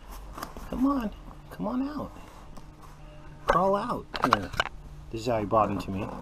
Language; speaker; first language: English; native; English